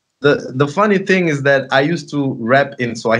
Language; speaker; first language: English; non-native, local second language; Sinhala